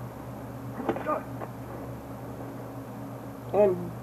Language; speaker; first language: English; native; English